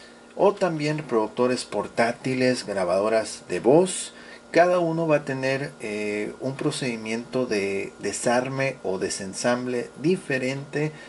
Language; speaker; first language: Spanish; native; Spanish